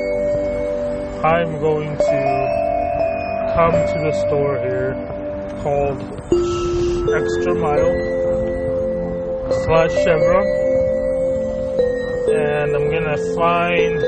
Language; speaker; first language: English; native; English